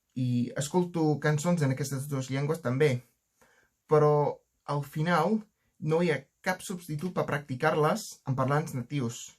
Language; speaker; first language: Catalan; non-native, learner; English